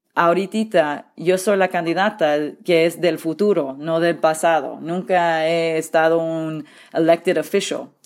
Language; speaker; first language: Spanish; early bilingual, heritage; Spanish